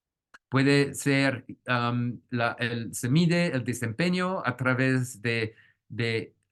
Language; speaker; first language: Spanish; non-native, fluent; French